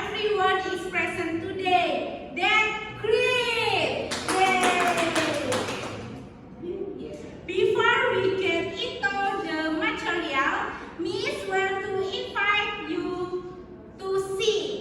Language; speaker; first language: English; non-native, learner; Indonesian